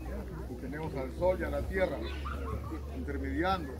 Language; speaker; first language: Spanish; native; Spanish